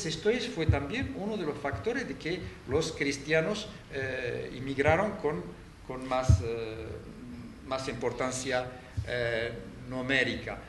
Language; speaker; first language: Spanish; non-native, fluent; Arabic